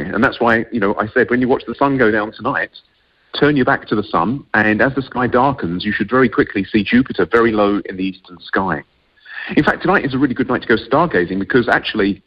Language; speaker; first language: English; native; English